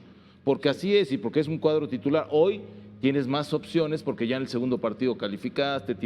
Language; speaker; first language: Spanish; native; Spanish